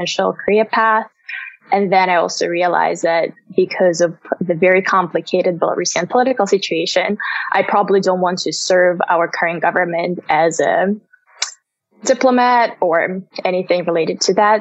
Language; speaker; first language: English; non-native, fluent; Russian